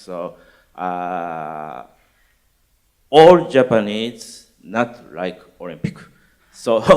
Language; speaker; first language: English; non-native, learner; Japanese